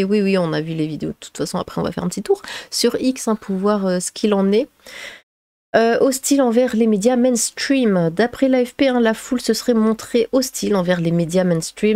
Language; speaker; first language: French; native; French